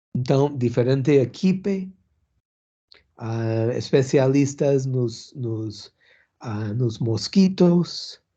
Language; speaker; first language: Portuguese; non-native, learner; English